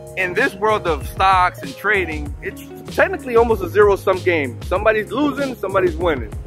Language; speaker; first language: English; native; English